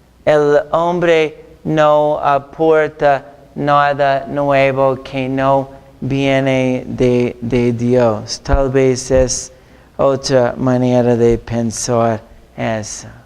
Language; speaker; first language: Spanish; non-native, fluent; English